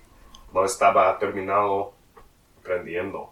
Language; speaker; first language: Spanish; non-native, learner; English